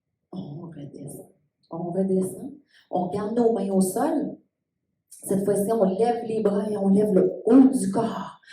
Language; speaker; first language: French; native; French